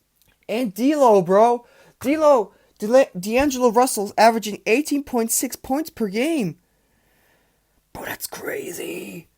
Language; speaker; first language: English; native; English